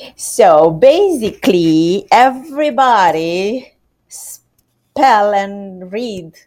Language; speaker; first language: English; non-native, learner; Romanian